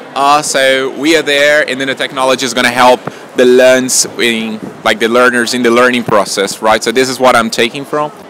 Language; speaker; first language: English; non-native, fluent; Romanian